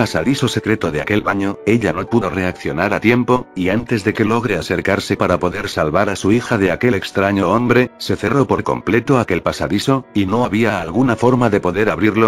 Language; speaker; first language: Spanish; native; Spanish